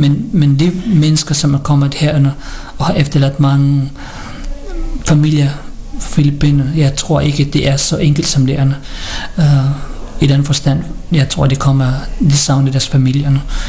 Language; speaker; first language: Danish; early bilingual, other home language; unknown